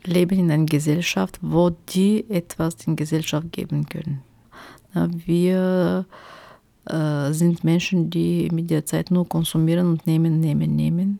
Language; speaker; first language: German; non-native, fluent; Turkish